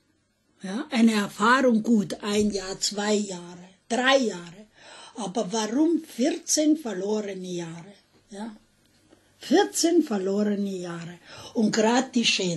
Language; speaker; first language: German; non-native, fluent; Russian